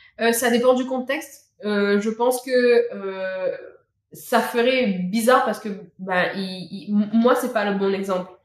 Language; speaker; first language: French; native; French